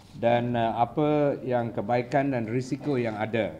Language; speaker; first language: Malay; non-native, local second language; Tamil